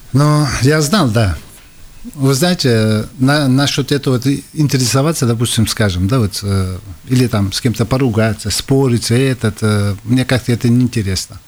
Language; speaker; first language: Russian; non-native, local second language; Uzbek